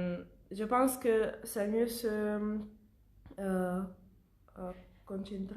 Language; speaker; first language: French; non-native, learner; Italian